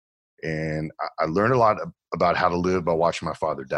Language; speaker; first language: English; native; English